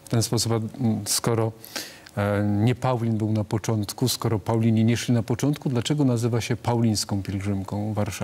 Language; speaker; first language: Polish; native; Polish